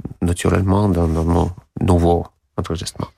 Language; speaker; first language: French; non-native, learner; Russian